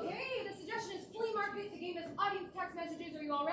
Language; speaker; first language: English; native; English